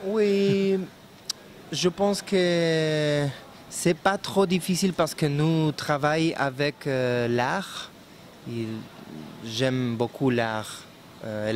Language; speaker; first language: French; non-native, learner; Spanish